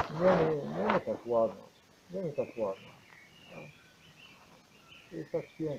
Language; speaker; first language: Polish; non-native, learner; Croatian